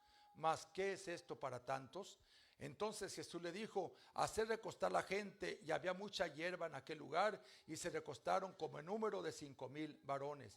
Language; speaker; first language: Spanish; native; Spanish